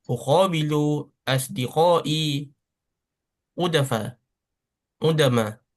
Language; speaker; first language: Arabic; non-native, learner; Malay